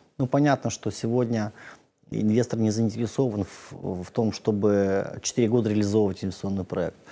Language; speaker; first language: Russian; native; Russian